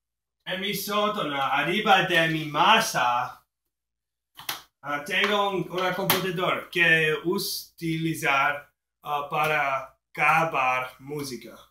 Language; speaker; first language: Spanish; non-native, learner; English